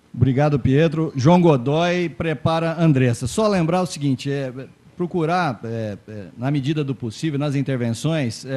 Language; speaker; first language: Portuguese; native; Portuguese